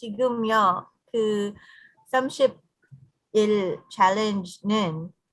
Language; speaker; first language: Korean; non-native, learner; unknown